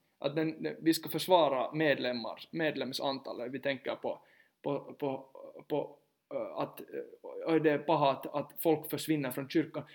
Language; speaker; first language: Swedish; native; Swedish